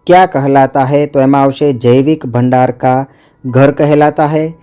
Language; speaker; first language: Hindi; non-native, local second language; Gujarati